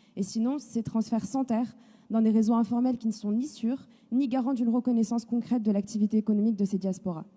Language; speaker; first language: French; non-native, local second language; Arabic